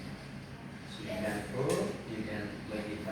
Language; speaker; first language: English; non-native, fluent; Indonesian